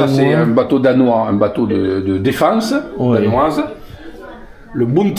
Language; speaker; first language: French; native; French